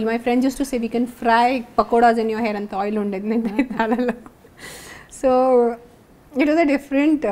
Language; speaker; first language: Telugu; non-native, local second language; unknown